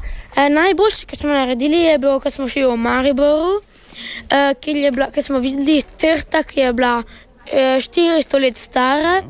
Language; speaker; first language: Slovenian; early bilingual, heritage; Italian